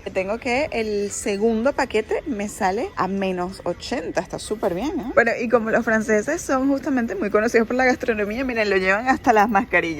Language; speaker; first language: Spanish; native; Spanish